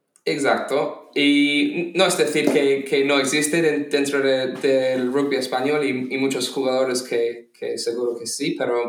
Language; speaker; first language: Spanish; non-native, fluent; English